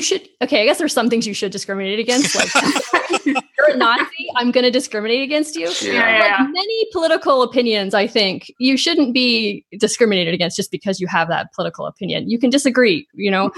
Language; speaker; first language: English; native; English